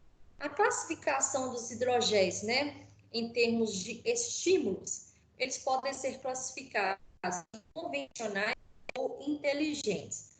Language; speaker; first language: Portuguese; native; Portuguese